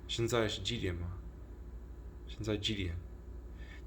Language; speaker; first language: Chinese; non-native, learner; English